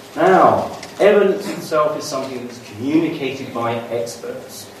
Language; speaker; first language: English; native; English